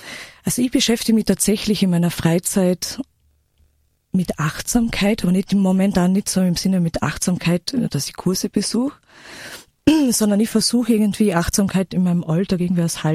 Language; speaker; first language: German; native; German